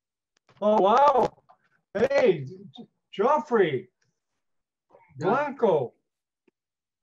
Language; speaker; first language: Spanish; non-native, learner; English